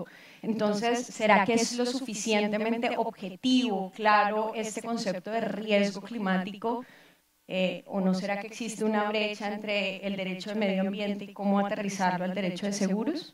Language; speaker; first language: Spanish; native; Spanish